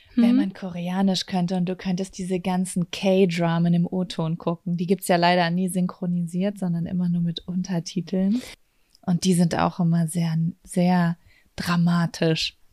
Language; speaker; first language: German; native; German